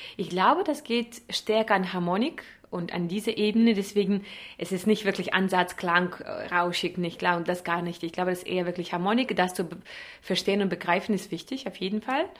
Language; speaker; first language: German; non-native, fluent; Russian